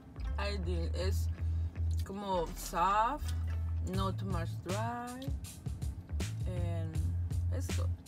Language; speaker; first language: English; non-native, learner; Spanish